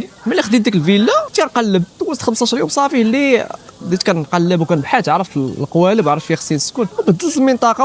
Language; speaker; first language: Arabic; native; Arabic